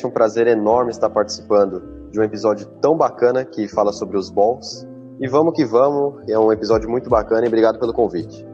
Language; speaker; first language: Portuguese; native; Portuguese